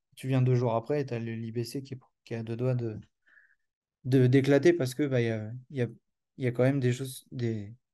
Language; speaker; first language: French; native; French